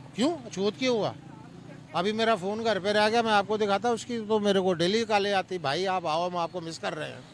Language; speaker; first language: Urdu; non-native, local second language; Punjabi